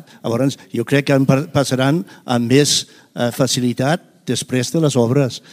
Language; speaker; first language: Catalan; non-native, fluent; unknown